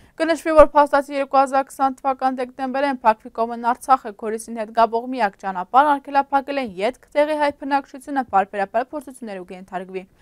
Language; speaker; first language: Armenian; early bilingual, heritage; Armenian